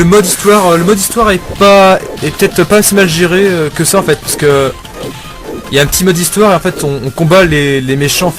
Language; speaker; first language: French; native; French